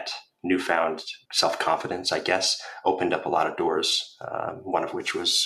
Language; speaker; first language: English; native; English